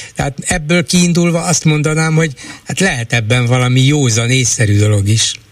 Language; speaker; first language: Hungarian; native; Hungarian